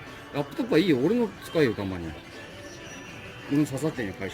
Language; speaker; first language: Japanese; native; Japanese